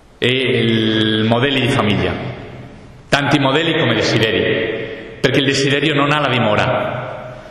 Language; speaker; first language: Italian; non-native, fluent; Spanish